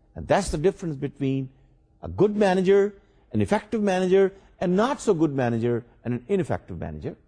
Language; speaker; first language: English; non-native, local second language; Urdu